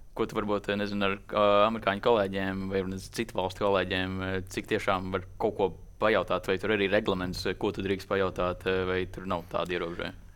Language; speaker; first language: Latvian; native; Latvian